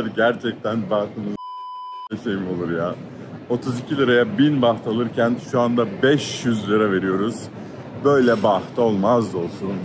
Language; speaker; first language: Turkish; native; Turkish